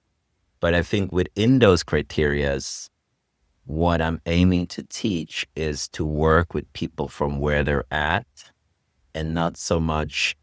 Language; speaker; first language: English; non-native, fluent; Swedish